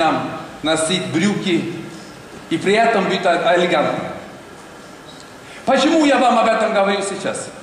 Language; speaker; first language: Russian; non-native, learner; Swedish